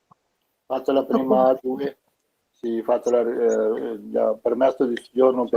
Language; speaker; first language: Italian; non-native, learner; Urdu